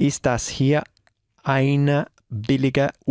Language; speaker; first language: German; non-native, learner; Spanish